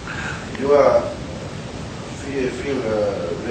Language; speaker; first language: English; non-native, learner; Bosnian